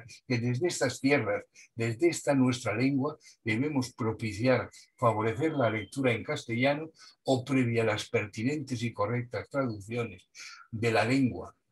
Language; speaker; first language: Spanish; native; Spanish